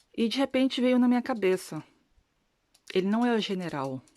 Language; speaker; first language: Portuguese; non-native, learner; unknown